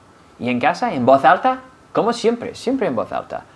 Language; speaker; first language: Spanish; non-native, fluent; English